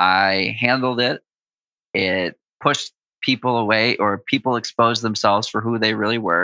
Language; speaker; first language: English; native; English